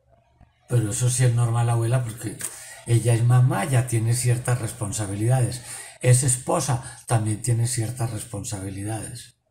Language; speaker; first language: Spanish; native; Spanish